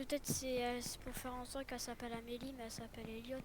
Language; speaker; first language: French; native; French